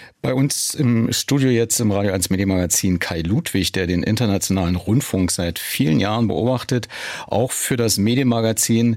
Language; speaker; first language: German; native; German